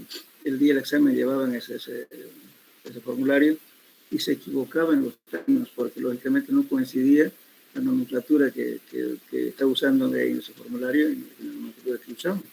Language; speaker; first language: Spanish; native; Spanish